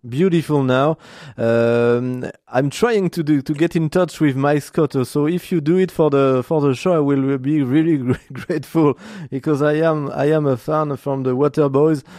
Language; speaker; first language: English; non-native, learner; French